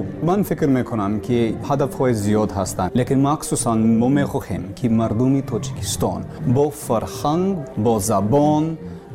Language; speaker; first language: Persian; non-native, learner; English